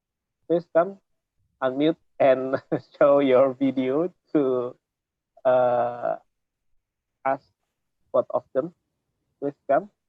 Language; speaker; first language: English; non-native, learner; Indonesian